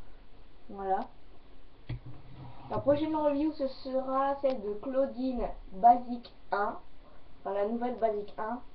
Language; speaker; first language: French; native; French